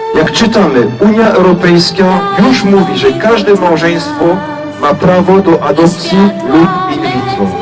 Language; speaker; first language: Polish; non-native, fluent; French